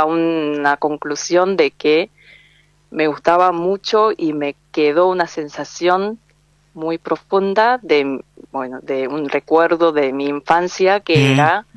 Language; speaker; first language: Spanish; non-native, fluent; Korean